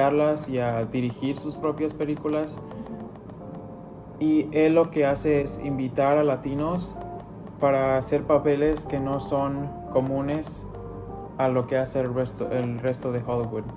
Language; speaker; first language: Spanish; early bilingual, other home language; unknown